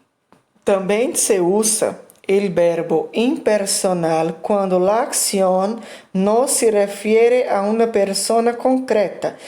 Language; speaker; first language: Spanish; non-native, fluent; Portuguese